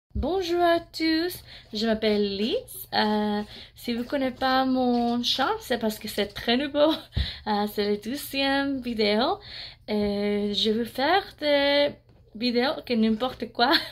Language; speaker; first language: French; non-native, learner; English